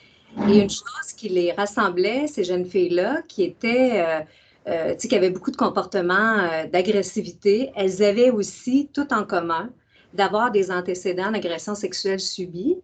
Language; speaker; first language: French; native; French